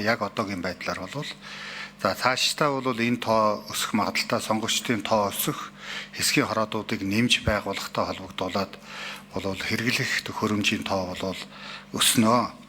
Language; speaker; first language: Mongolian; native; Mongolian